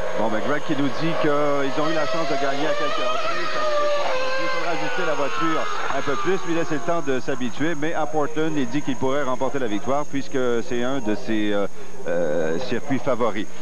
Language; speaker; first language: French; native; French